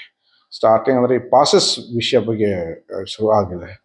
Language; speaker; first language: Kannada; non-native, fluent; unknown